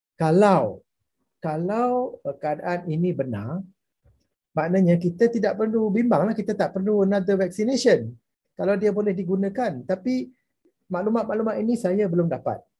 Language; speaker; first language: Malay; native; Malay